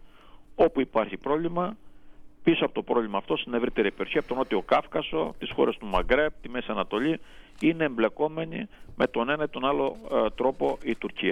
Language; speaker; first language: Greek; native; Greek